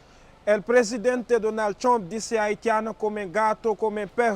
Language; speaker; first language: Spanish; non-native, learner; Haitian Creole